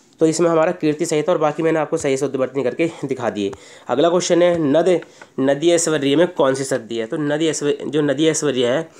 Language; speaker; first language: Hindi; native; Hindi